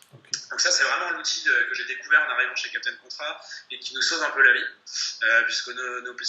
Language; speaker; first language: French; native; French